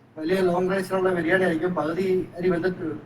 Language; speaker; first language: Malayalam; native; Malayalam